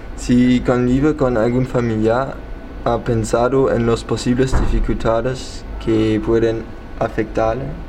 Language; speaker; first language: Spanish; non-native, learner; German